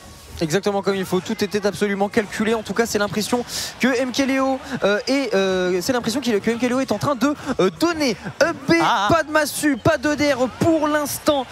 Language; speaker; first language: French; native; French